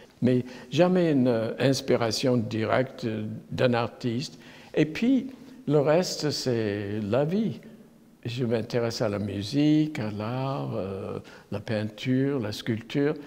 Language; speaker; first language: French; non-native, fluent; English